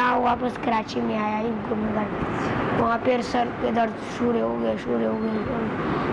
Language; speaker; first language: Hindi; non-native, local second language; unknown